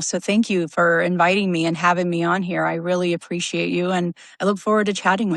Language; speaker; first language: English; native; English